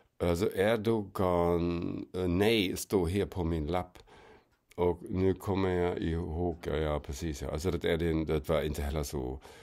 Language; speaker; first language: Swedish; non-native, fluent; German